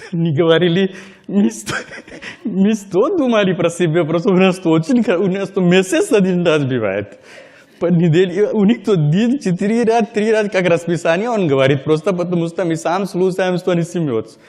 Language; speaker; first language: Russian; non-native, learner; Hindi